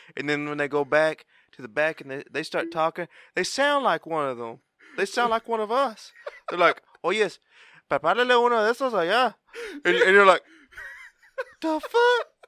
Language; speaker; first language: English; early bilingual, other home language; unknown